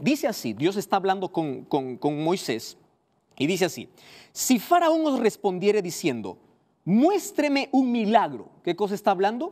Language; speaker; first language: Spanish; native; Spanish